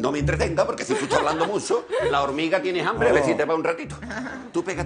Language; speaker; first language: Spanish; native; Spanish